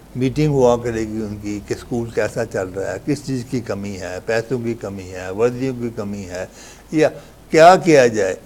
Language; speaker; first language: Urdu; native; Urdu